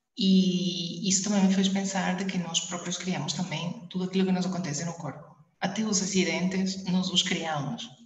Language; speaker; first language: Portuguese; early bilingual, heritage; Spanish